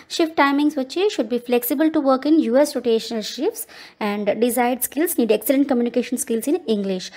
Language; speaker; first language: English; non-native, local second language; Telugu